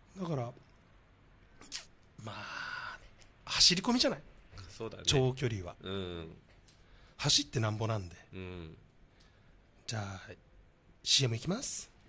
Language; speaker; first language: Japanese; native; Japanese